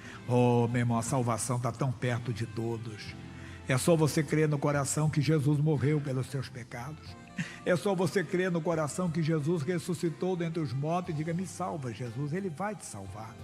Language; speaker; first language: Portuguese; native; Portuguese